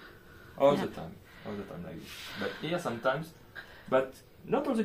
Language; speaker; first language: English; non-native, learner; French